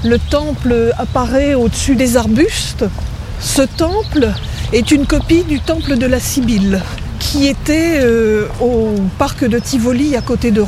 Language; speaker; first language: French; native; French